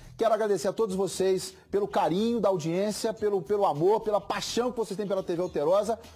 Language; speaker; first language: Portuguese; native; Portuguese